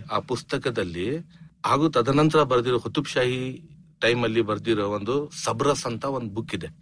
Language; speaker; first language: Kannada; non-native, local second language; Urdu